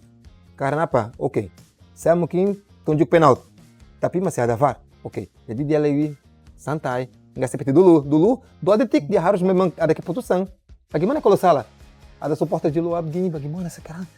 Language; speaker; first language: Indonesian; non-native, fluent; Portuguese